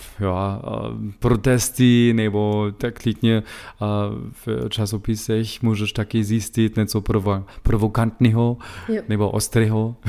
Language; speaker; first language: Czech; non-native, learner; German